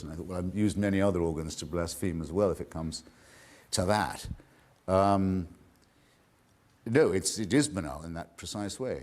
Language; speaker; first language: English; native; English